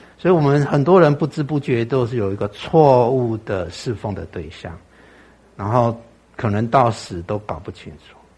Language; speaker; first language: Chinese; native; Chinese